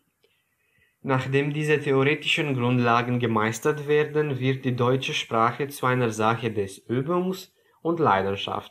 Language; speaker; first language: German; non-native, fluent; Romanian